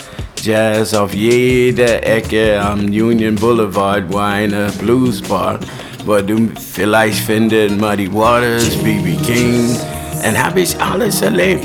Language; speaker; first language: German; non-native, learner; English